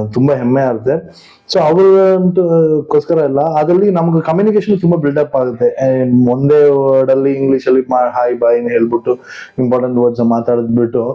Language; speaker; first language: Kannada; non-native, local second language; Tamil